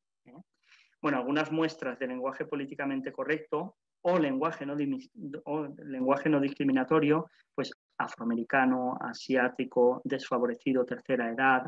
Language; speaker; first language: Spanish; native; Spanish